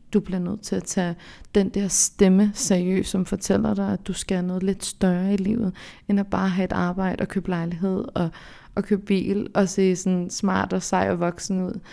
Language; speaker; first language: Danish; early bilingual, other home language; Central Kurdish